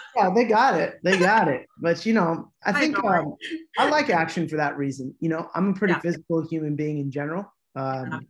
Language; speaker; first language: English; native; English